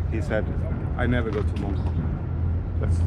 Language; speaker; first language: English; non-native, learner; Swedish